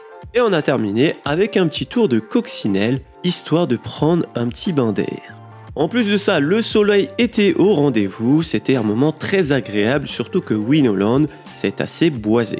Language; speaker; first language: French; native; French